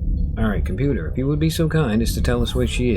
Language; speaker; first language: English; native; English